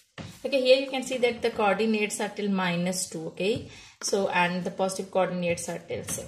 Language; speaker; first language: English; non-native, local second language; Urdu